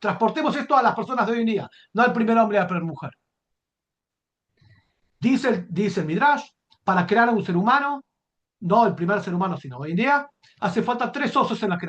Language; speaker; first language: Spanish; native; Spanish